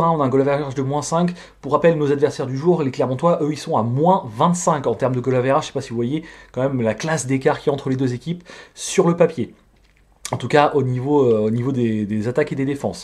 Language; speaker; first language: French; native; French